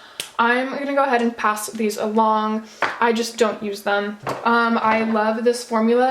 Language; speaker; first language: English; native; English